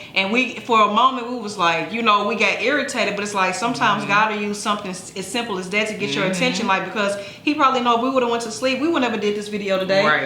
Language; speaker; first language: English; native; English